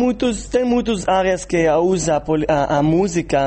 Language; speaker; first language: Portuguese; non-native, fluent; Hebrew